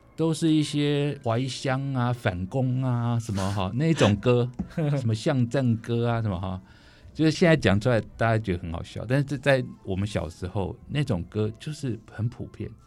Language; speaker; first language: Chinese; native; Chinese